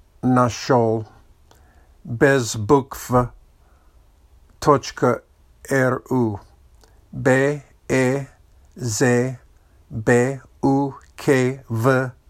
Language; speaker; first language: Russian; non-native, learner; English